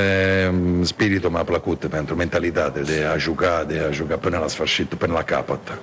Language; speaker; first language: Romanian; non-native, fluent; Italian